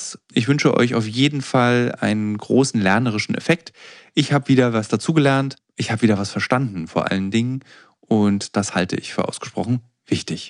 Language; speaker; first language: German; native; German